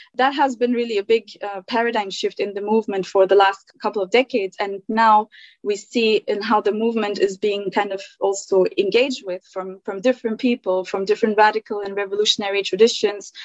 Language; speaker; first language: English; early bilingual, other home language; German